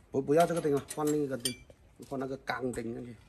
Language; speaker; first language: Chinese; native; Chinese